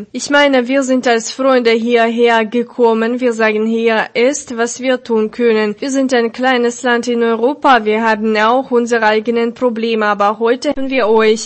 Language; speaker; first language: German; non-native, fluent; Russian